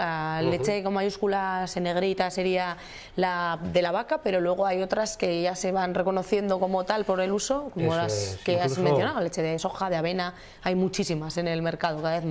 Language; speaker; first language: Spanish; native; Spanish